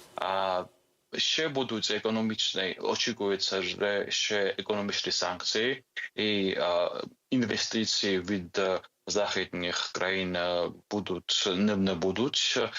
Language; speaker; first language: Ukrainian; non-native, fluent; Georgian